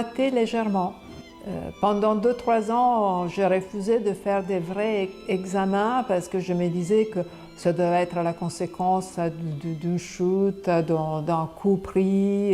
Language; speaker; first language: French; non-native, fluent; Italian